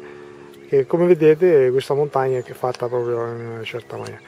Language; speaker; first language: Italian; early bilingual, other home language; Albanian